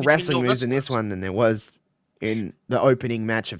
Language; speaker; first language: English; native; English